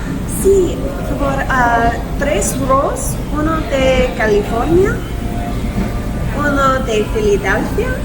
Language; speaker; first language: Spanish; non-native, learner; English